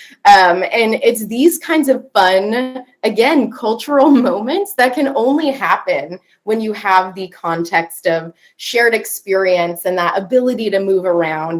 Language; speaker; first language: English; native; English